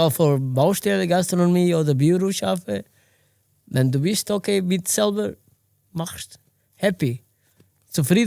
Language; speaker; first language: German; non-native, learner; Portuguese